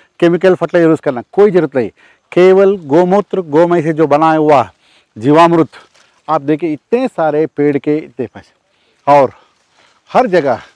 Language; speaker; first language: Hindi; non-native, local second language; Telugu